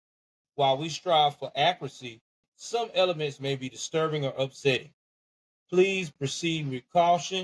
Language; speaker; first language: English; native; English